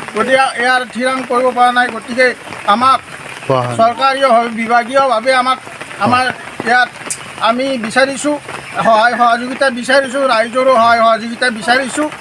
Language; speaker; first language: Assamese; native; Assamese